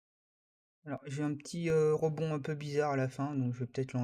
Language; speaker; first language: French; native; French